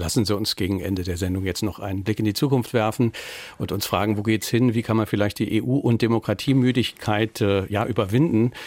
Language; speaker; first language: German; native; German